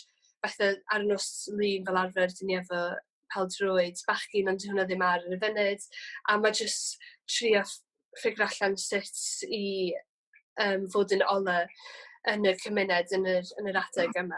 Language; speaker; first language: Welsh; native; Welsh